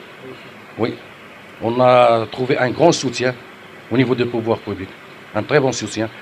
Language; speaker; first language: French; non-native, local second language; Arabic